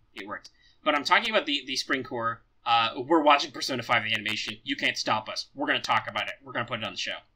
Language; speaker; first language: English; native; English